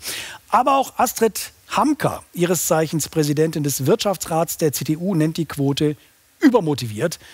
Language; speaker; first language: German; native; German